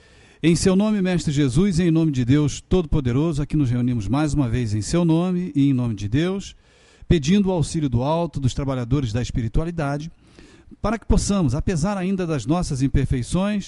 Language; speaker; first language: Portuguese; native; Portuguese